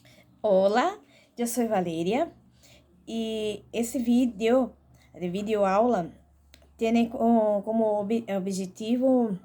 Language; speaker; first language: Spanish; non-native, learner; Portuguese